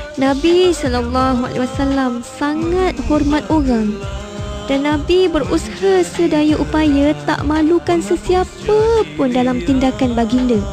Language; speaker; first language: Malay; native; Malay